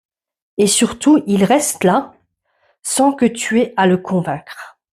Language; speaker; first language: French; native; French